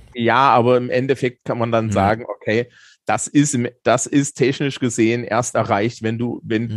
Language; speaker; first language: German; native; German